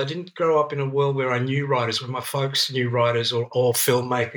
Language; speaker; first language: English; non-native, local second language; Greek